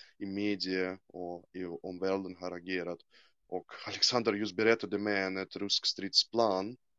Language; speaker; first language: Swedish; non-native, fluent; Russian